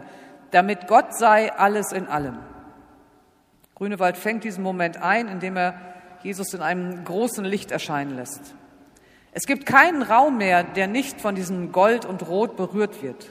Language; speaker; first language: German; native; German